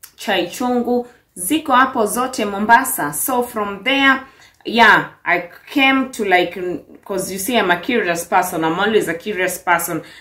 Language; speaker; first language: English; non-native, local second language; Swahili